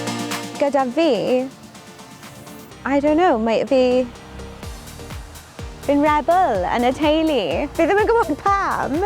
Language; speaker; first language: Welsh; non-native, local second language; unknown